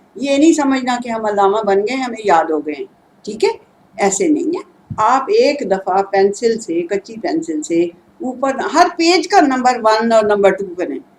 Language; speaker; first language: Urdu; native; Urdu